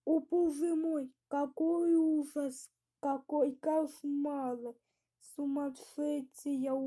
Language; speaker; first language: Russian; early bilingual, heritage; Russian